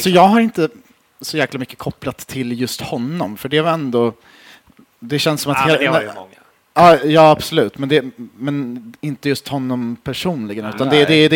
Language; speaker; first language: Swedish; native; Swedish